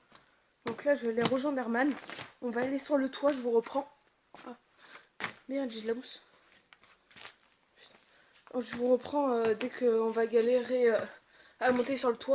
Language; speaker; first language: French; native; French